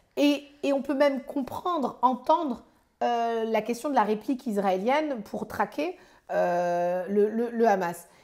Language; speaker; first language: French; native; French